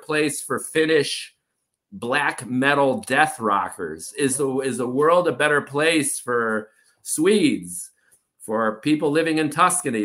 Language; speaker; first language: English; native; English